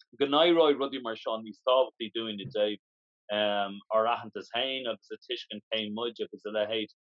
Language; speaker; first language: Irish; non-native, local second language; English